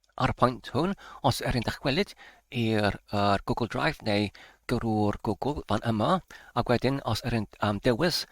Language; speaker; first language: Welsh; non-native, learner; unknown